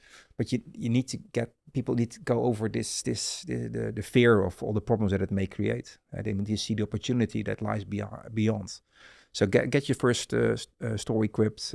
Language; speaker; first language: English; non-native, fluent; Dutch